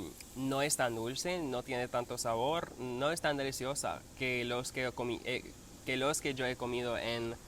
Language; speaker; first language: Spanish; non-native, learner; English